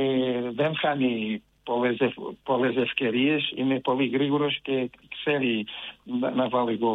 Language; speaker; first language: Greek; non-native, fluent; Portuguese